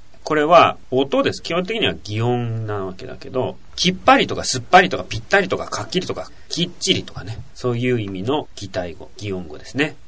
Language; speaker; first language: Japanese; native; Japanese